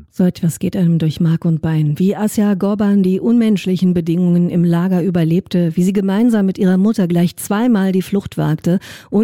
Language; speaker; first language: German; native; German